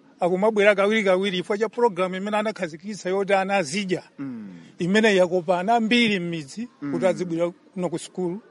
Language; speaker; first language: Nyanja; native; Nyanja